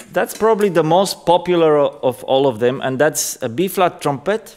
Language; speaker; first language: English; non-native, fluent; Bulgarian